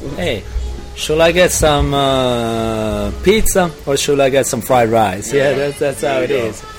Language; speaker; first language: English; non-native, fluent; Italian